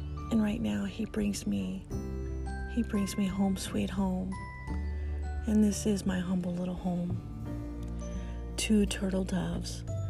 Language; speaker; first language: English; native; English